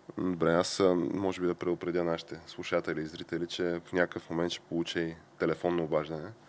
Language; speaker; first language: Bulgarian; native; Bulgarian